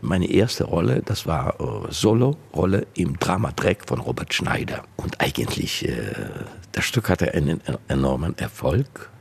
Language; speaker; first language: German; non-native, fluent; Georgian